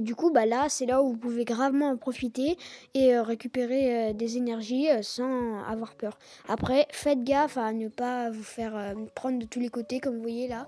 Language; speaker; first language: French; native; French